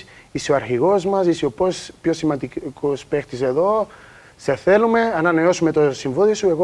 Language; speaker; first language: Greek; non-native, learner; Portuguese